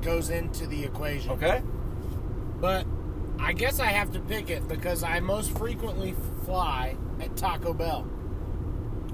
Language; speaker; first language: English; native; English